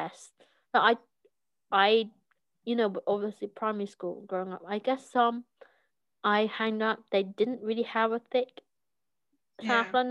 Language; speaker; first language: English; early bilingual, other home language; Cantonese